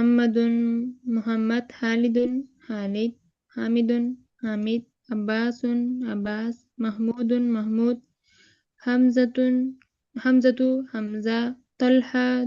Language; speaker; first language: Arabic; non-native, learner; Urdu